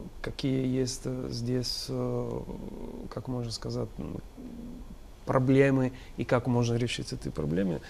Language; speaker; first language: Russian; non-native, fluent; Italian